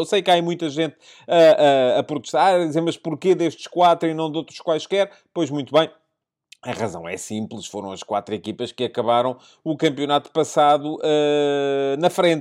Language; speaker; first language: Portuguese; native; Portuguese